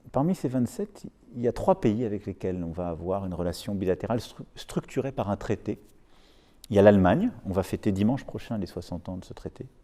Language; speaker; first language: French; native; French